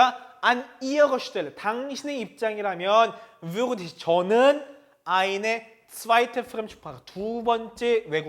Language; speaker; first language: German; non-native, fluent; Korean